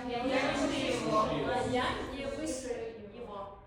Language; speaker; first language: Russian; non-native, local second language; Kyrgyz